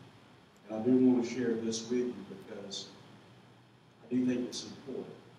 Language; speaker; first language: English; native; English